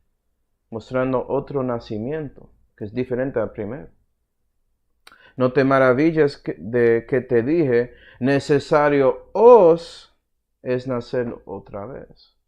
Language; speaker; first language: Spanish; early bilingual, heritage; Spanish